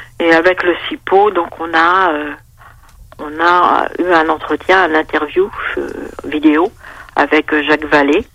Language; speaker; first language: French; native; French